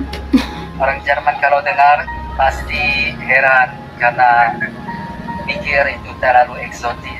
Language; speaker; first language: Indonesian; non-native, learner; German